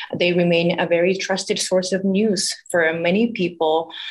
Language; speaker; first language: English; non-native, fluent; Japanese